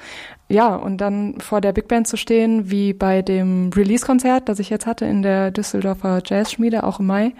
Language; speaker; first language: German; native; German